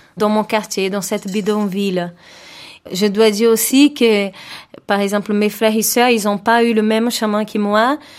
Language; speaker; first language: French; non-native, fluent; Portuguese